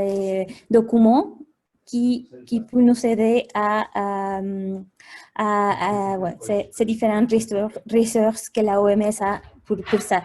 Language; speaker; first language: French; non-native, fluent; Spanish